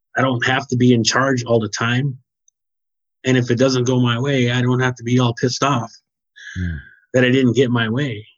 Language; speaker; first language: English; native; English